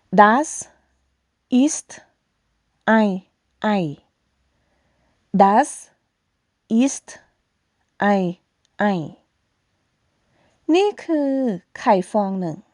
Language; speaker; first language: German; non-native, fluent; Thai